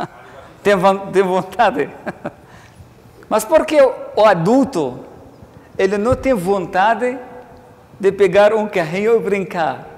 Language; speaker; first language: Portuguese; non-native, learner; Arabic